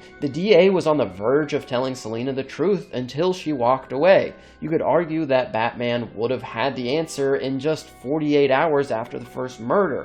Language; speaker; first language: English; native; English